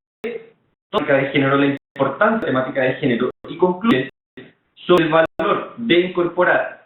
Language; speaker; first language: Spanish; native; Spanish